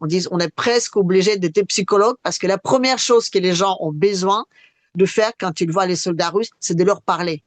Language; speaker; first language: French; non-native, fluent; Russian